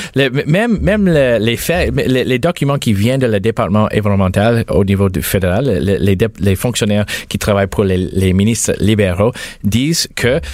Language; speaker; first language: French; native; French